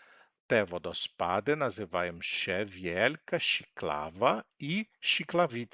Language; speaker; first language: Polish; non-native, learner; Portuguese